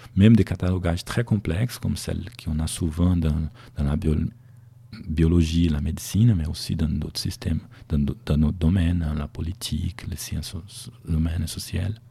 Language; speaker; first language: French; non-native, fluent; Portuguese